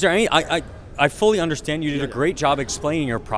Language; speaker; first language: English; native; English